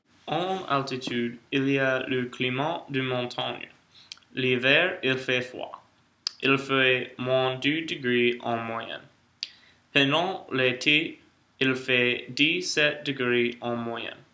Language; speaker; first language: French; non-native, learner; English